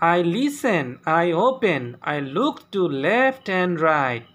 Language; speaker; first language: English; non-native, local second language; Assamese